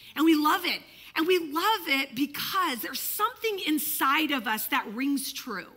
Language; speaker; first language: English; early bilingual, other home language; Italian